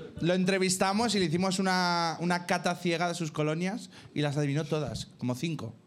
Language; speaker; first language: Spanish; native; Spanish